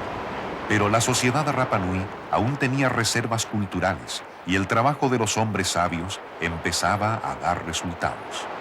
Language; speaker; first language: Spanish; native; Spanish